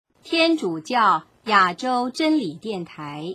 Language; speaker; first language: Chinese; native; Chinese